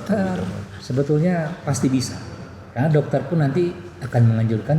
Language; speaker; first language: Indonesian; non-native, local second language; Banjar